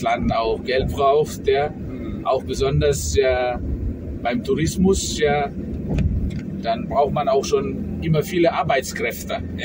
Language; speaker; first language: German; non-native, fluent; Indonesian